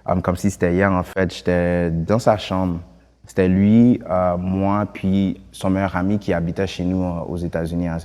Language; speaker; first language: French; early bilingual, other home language; Haitian Creole